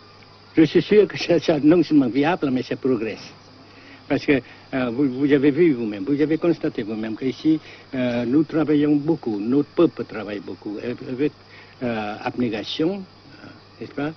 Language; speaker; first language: French; non-native, local second language; Vietnamese